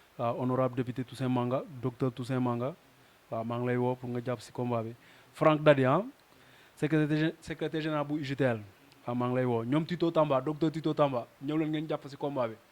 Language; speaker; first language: Wolof; non-native, local second language; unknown